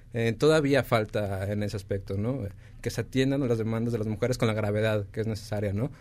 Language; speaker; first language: Spanish; native; Spanish